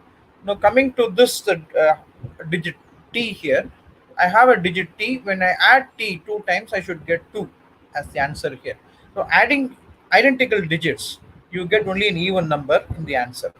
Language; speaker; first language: English; non-native, local second language; Tamil